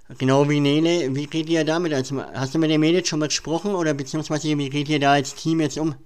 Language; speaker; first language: German; native; German